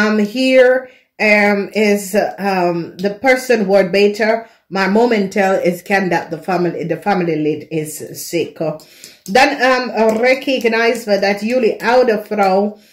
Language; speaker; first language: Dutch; non-native, learner; English